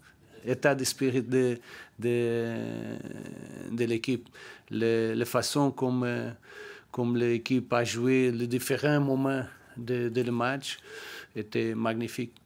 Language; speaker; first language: French; non-native, learner; Portuguese